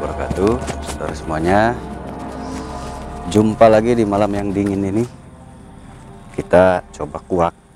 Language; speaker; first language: Indonesian; native; Indonesian